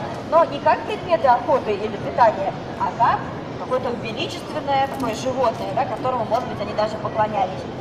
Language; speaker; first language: Russian; native; Russian